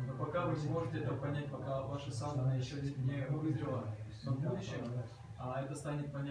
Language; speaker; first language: Russian; native; Russian